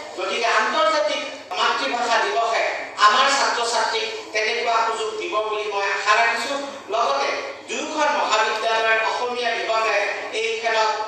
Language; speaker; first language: Assamese; native; Assamese